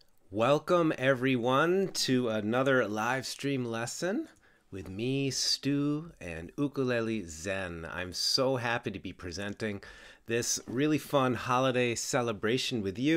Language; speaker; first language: English; native; English